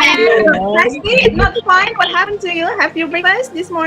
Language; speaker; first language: English; non-native, fluent; Indonesian